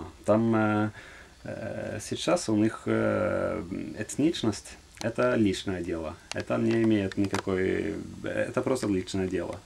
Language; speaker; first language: Russian; non-native, fluent; Norwegian